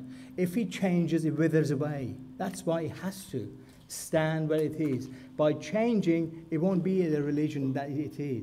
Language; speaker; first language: English; non-native, fluent; Persian